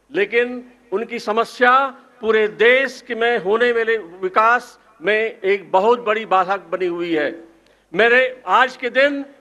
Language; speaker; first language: Hindi; native; Hindi